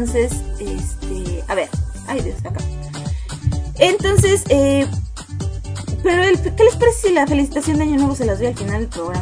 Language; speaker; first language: Spanish; native; Spanish